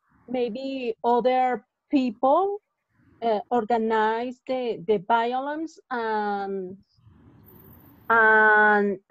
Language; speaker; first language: English; non-native, learner; Spanish